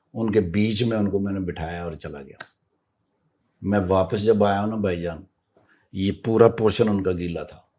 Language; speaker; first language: Urdu; non-native, local second language; Punjabi